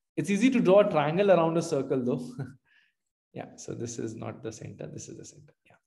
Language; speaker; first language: English; non-native, local second language; Hindi